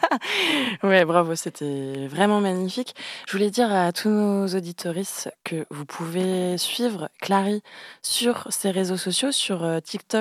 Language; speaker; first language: French; native; French